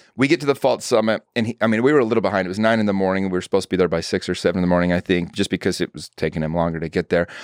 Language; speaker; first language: English; native; English